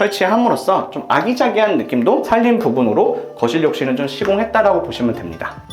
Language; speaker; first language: Korean; native; Korean